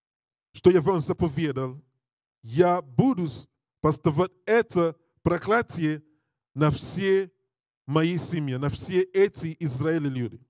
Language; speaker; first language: Russian; non-native, learner; English